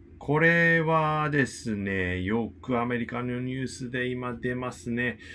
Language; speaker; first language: Japanese; non-native, fluent; English